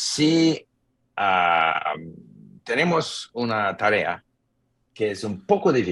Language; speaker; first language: Spanish; non-native, fluent; English